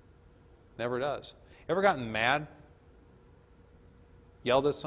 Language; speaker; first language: English; native; English